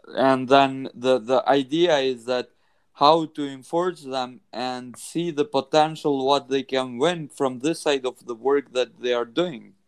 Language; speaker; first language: English; non-native, fluent; Albanian